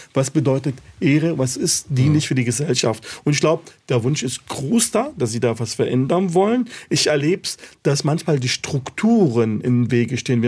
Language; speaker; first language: German; early bilingual, other home language; Arabic